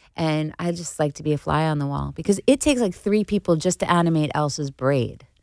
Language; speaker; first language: English; native; English